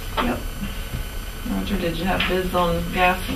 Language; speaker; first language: English; native; English